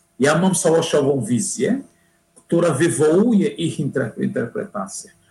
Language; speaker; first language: Polish; non-native, fluent; Portuguese